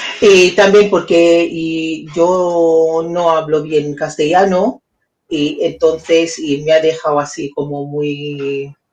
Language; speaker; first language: Spanish; non-native, fluent; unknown